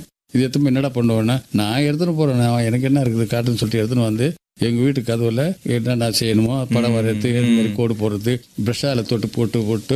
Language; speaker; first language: Tamil; native; Tamil